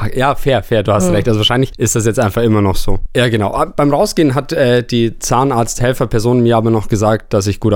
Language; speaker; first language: German; native; German